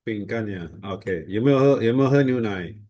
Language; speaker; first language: Chinese; non-native, fluent; Indonesian